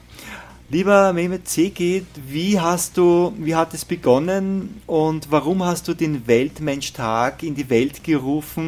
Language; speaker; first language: German; native; German